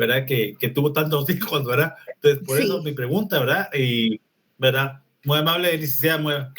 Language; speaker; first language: Spanish; native; Spanish